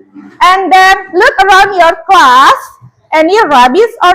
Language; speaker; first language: English; non-native, learner; Indonesian